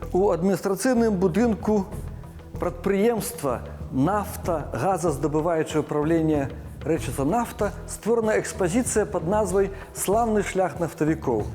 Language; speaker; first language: Belarusian; non-native, local second language; Russian